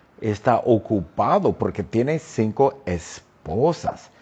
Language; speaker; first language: Spanish; non-native, fluent; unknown